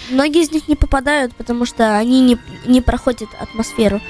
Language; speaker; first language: Russian; early bilingual, heritage; Russian